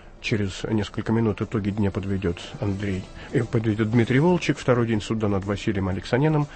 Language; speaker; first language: Russian; native; Russian